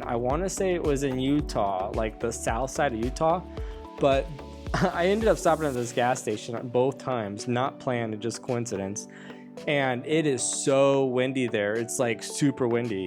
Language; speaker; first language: English; native; English